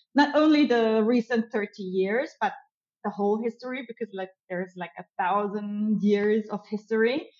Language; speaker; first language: English; non-native, fluent; German